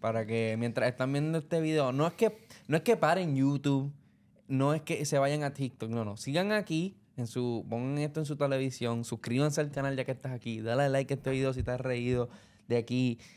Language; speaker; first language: Spanish; early bilingual, heritage; Spanish